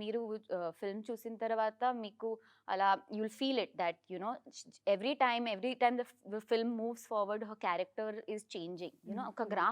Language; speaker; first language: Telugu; non-native, learner; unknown